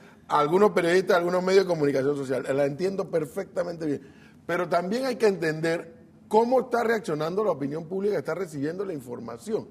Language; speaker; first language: Spanish; native; Spanish